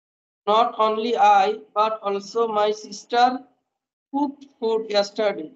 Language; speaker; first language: English; non-native, learner; Hindi